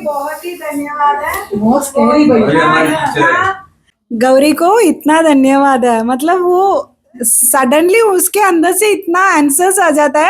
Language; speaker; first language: Hindi; non-native, local second language; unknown